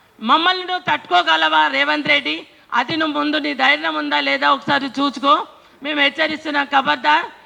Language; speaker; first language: Telugu; non-native, local second language; Lambadi